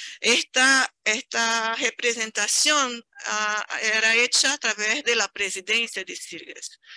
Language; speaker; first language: Spanish; non-native, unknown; Portuguese